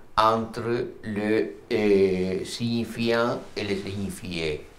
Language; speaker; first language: French; non-native, fluent; Spanish